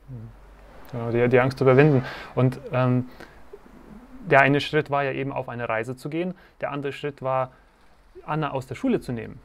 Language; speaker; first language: German; native; German